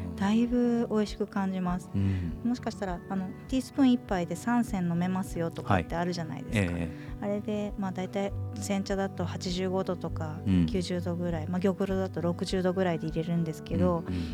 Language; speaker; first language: Japanese; native; Japanese